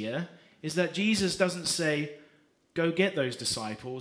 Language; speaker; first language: English; native; English